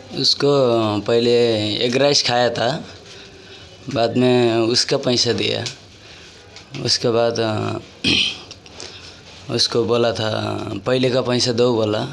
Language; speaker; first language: Hindi; non-native, local second language; Marathi